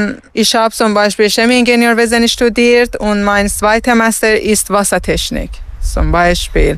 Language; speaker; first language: German; non-native, learner; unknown